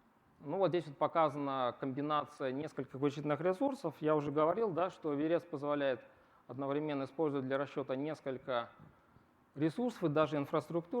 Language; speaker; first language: Russian; native; Russian